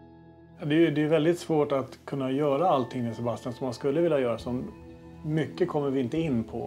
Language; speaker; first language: Swedish; native; Swedish